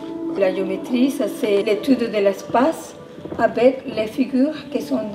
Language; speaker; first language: French; non-native, fluent; Spanish